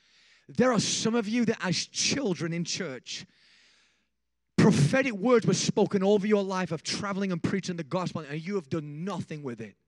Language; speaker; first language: English; native; English